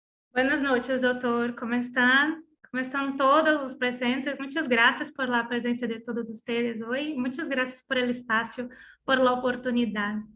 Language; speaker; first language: Spanish; non-native, learner; Portuguese